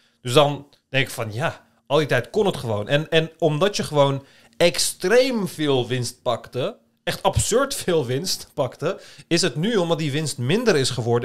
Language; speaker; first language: Dutch; native; Dutch